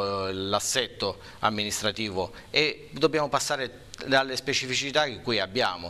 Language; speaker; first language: Italian; native; Italian